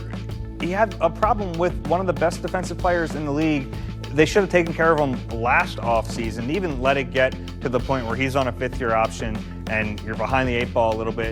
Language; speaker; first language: English; native; English